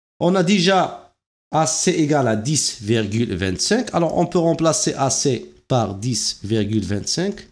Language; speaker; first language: French; non-native, local second language; Arabic